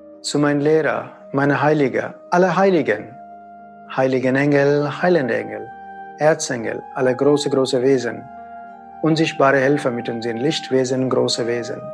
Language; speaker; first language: German; non-native, fluent; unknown